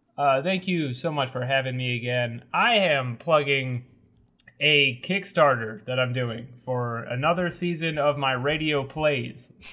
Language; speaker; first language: English; native; English